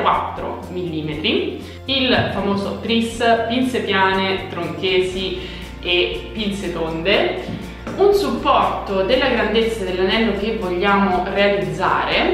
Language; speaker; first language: Italian; native; Italian